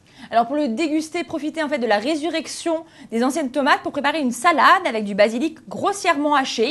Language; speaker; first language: French; native; French